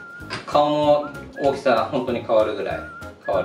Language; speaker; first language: Japanese; native; Japanese